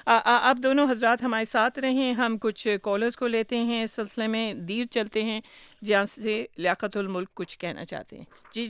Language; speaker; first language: Urdu; native; Urdu